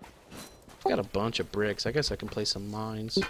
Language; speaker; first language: English; native; English